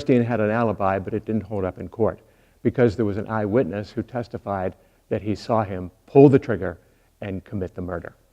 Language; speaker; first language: English; native; English